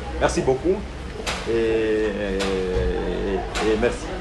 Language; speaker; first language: French; non-native, fluent; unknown